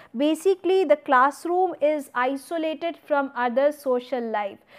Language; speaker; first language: English; non-native, local second language; Hindi